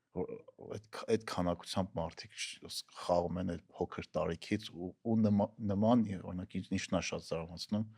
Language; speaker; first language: Armenian; native; Armenian